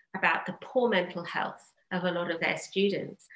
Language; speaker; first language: English; native; English